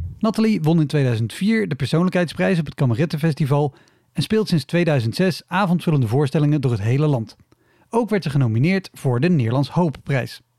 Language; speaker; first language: Dutch; native; Dutch